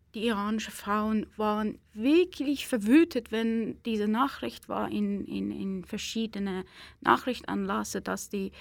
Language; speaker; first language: German; non-native, fluent; Persian